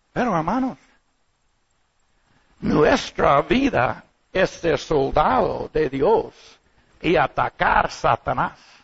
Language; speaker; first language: Spanish; non-native, learner; English